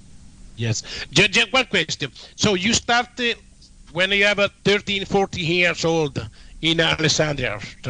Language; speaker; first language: English; non-native, learner; Italian